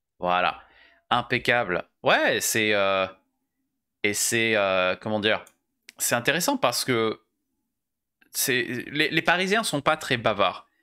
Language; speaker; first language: French; native; French